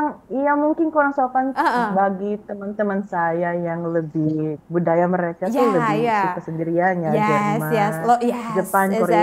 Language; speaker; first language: Indonesian; non-native, fluent; Filipino